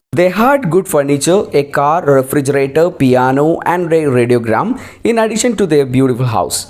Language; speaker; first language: English; non-native, local second language; Malayalam